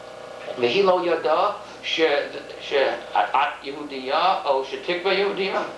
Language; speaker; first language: Hebrew; non-native, learner; English